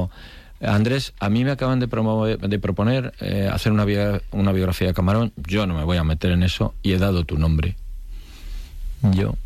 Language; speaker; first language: Spanish; native; Spanish